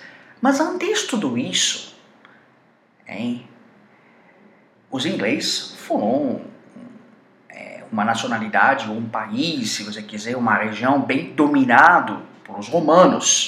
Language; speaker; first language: Portuguese; non-native, fluent; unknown